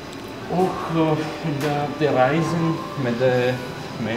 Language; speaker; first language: German; non-native, fluent; Italian